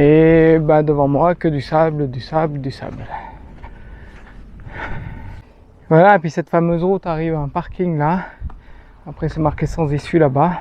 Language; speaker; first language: French; native; French